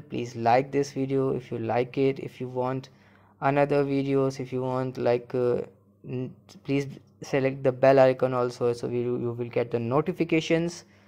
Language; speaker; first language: English; non-native, local second language; Hindi